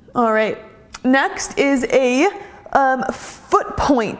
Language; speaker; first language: English; native; English